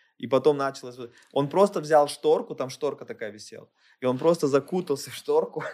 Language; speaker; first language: Russian; non-native, fluent; German